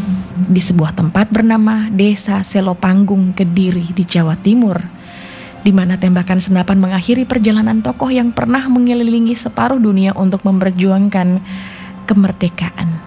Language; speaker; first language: Indonesian; native; Indonesian